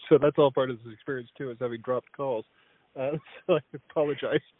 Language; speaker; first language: English; native; English